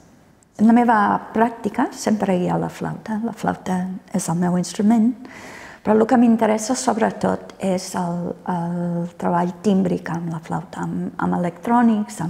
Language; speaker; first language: Catalan; non-native, fluent; English